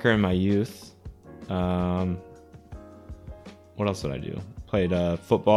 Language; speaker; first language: English; native; English